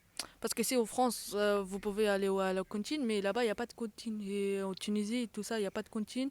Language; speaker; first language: French; non-native, local second language; Arabic